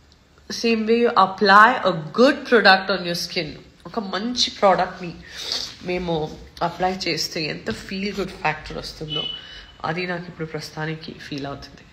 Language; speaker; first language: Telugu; non-native, local second language; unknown